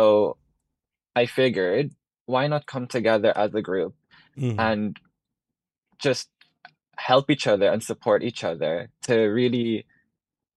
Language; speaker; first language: English; native; English